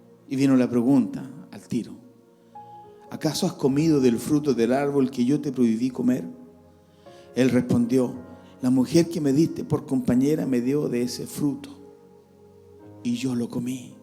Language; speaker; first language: Spanish; native; Spanish